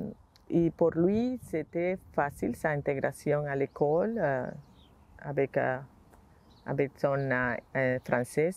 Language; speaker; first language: French; non-native, learner; Spanish